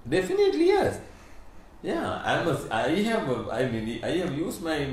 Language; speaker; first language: English; non-native, local second language; Sinhala